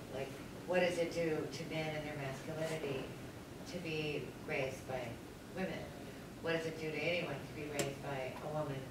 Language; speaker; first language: English; native; English